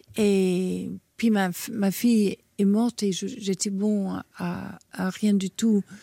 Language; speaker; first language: French; non-native, fluent; English